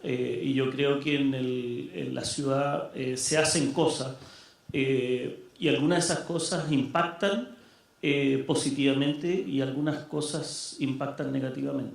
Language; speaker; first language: Spanish; native; Spanish